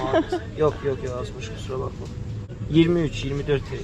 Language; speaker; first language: Turkish; non-native, fluent; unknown